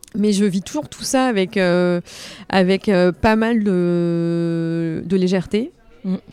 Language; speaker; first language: French; native; French